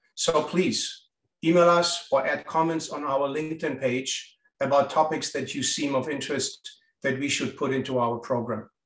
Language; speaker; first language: English; non-native, fluent; German